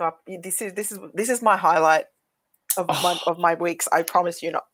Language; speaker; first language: English; native; English